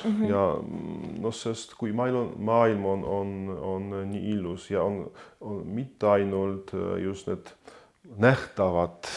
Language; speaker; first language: Estonian; non-native, fluent; Polish